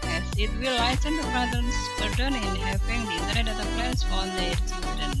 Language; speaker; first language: English; non-native, fluent; Indonesian